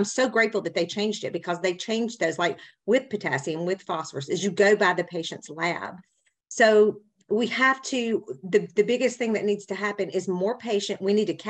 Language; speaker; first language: English; native; English